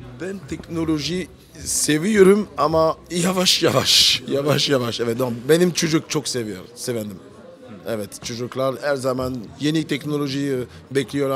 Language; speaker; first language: Turkish; non-native, learner; French